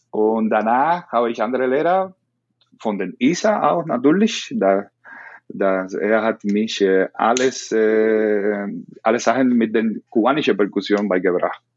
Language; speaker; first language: German; non-native, learner; Spanish